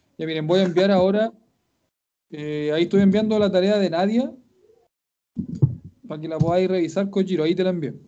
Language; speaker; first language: Spanish; native; Spanish